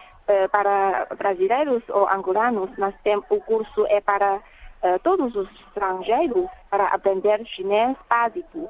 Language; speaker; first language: Portuguese; non-native, fluent; Chinese